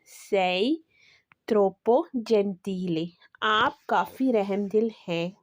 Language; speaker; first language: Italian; non-native, fluent; Urdu